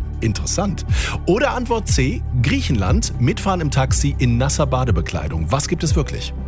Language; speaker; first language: German; native; German